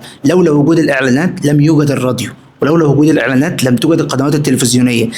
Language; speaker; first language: Arabic; native; Arabic